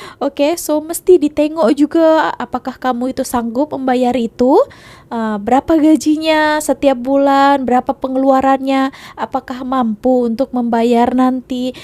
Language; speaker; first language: Indonesian; native; Indonesian